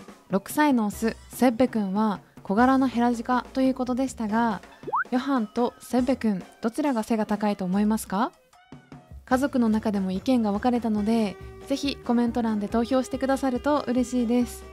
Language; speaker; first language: Japanese; native; Japanese